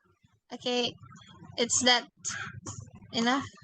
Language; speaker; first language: English; non-native, learner; Indonesian